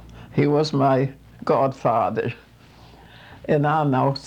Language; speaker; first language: English; non-native, fluent; Swedish